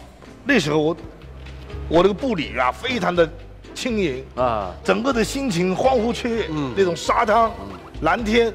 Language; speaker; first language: Chinese; native; Chinese